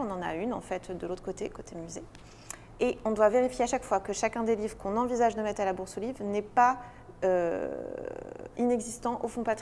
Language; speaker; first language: French; native; French